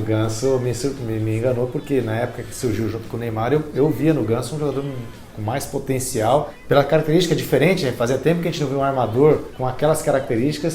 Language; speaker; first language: Portuguese; native; Portuguese